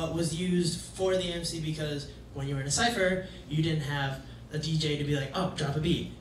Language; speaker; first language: English; native; English